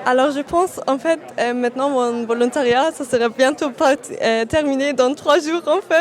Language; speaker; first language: French; non-native, fluent; German